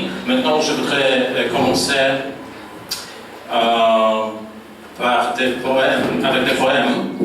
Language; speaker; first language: French; non-native, fluent; Polish